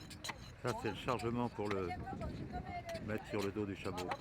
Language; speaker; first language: French; native; French